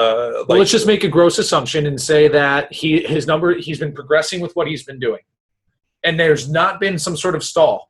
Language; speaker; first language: English; native; English